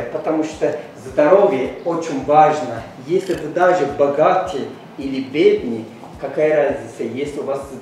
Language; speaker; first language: Russian; non-native, learner; Turkish